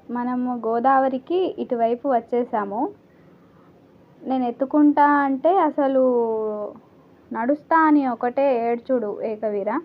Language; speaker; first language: Telugu; non-native, learner; Marathi